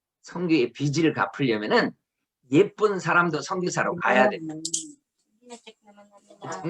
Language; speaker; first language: Korean; native; Korean